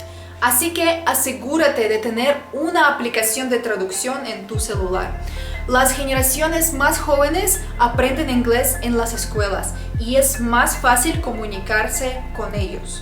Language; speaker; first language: Spanish; non-native, fluent; Russian